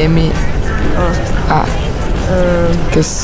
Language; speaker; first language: Spanish; non-native, learner; Portuguese